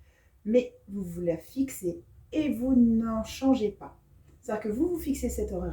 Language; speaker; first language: French; native; French